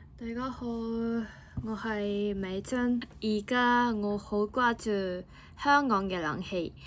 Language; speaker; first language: Cantonese; non-native, fluent; Japanese